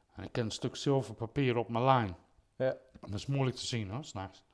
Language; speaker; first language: Dutch; non-native, fluent; English